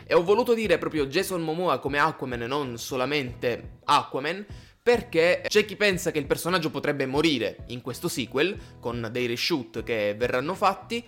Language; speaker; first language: Italian; native; Italian